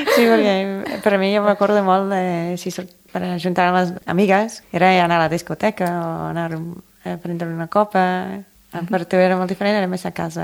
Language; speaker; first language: Catalan; non-native, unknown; English